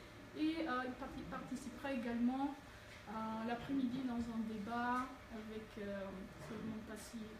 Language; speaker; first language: French; non-native, fluent; Bulgarian